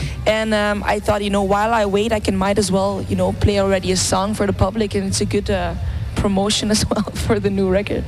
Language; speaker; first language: English; non-native, fluent; Dutch